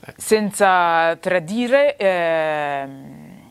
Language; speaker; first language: Italian; non-native, fluent; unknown